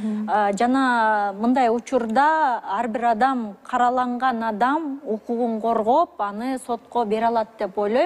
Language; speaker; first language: Kyrgyz; native; Kyrgyz